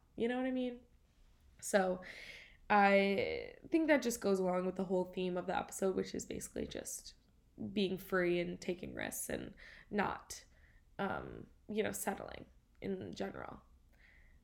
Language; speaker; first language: English; native; English